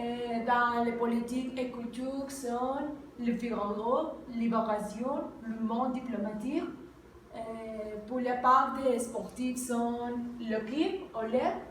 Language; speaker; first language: French; non-native, learner; Spanish